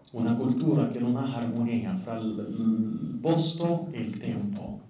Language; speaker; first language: Italian; non-native, fluent; Arabic